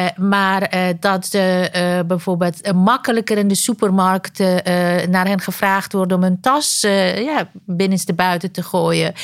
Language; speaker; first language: Dutch; non-native, fluent; Persian